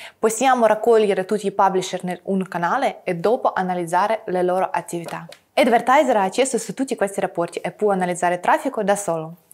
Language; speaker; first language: Italian; non-native, fluent; Russian